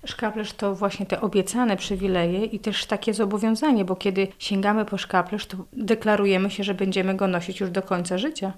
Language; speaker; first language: Polish; native; Polish